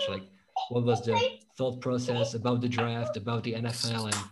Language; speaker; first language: English; non-native, fluent; Slovak